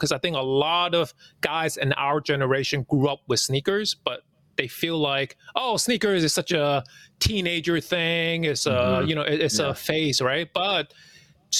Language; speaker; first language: English; early bilingual, other home language; Cantonese